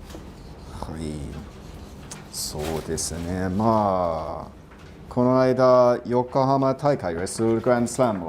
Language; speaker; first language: Japanese; non-native, fluent; English